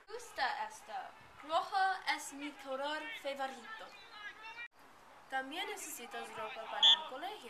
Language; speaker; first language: Spanish; non-native, learner; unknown